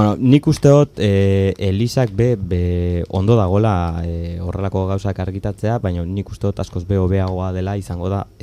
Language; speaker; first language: Basque; native; Basque